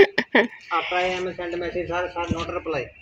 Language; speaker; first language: English; non-native, learner; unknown